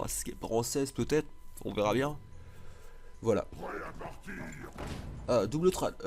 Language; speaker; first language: French; native; French